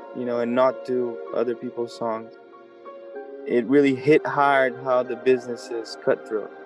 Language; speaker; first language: English; non-native, fluent; Portuguese